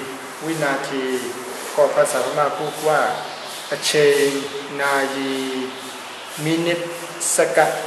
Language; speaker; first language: Thai; non-native, fluent; Burmese